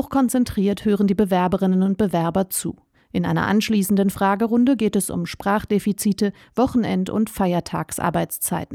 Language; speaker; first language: German; native; German